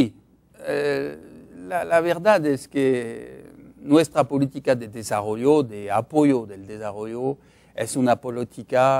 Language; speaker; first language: Spanish; non-native, fluent; French